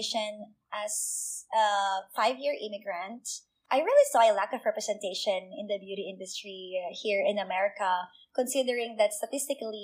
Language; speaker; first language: English; non-native, local second language; Filipino